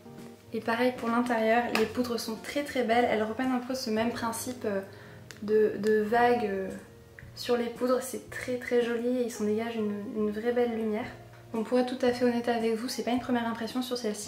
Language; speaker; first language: French; native; French